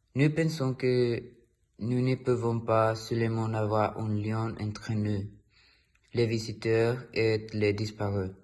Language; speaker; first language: French; non-native, learner; Spanish